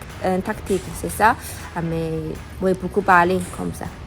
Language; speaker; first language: French; non-native, learner; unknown